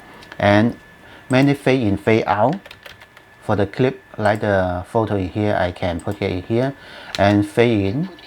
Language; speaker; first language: English; non-native, learner; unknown